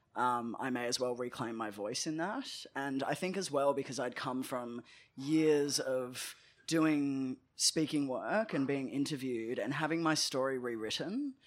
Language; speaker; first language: English; native; English